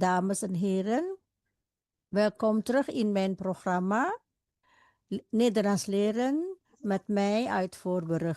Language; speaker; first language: Dutch; non-native, fluent; Indonesian